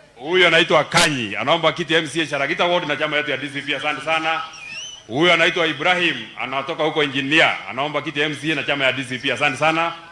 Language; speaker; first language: Swahili; non-native, local second language; Kikuyu